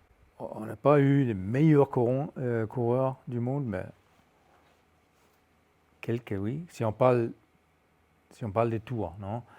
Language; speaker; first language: French; non-native, fluent; Danish